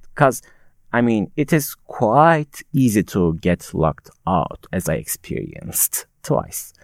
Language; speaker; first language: English; non-native, fluent; Turkish